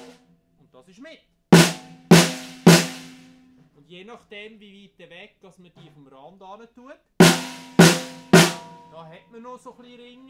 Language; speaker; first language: German; native; German